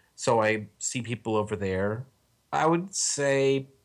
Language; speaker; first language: English; native; English